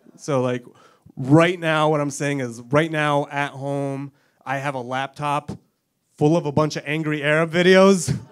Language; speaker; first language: English; native; English